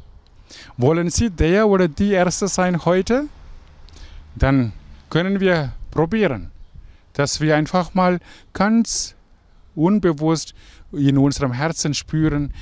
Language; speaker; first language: German; non-native, fluent; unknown